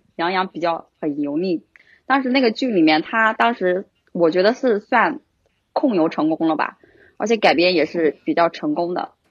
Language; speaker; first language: Chinese; native; Chinese